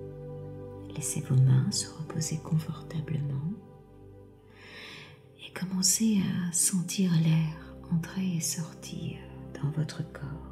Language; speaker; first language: French; native; French